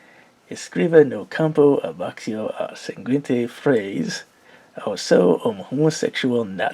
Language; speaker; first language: Portuguese; non-native, learner; English